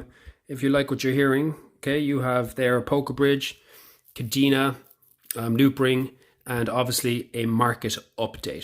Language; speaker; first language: English; native; English